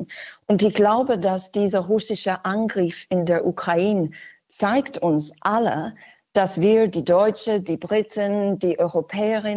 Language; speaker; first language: German; non-native, fluent; English